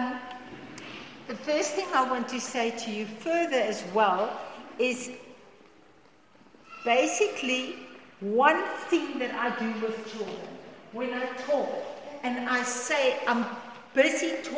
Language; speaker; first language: English; non-native, local second language; Afrikaans